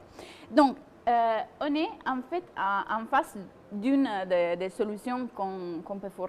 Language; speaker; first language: French; non-native, fluent; Italian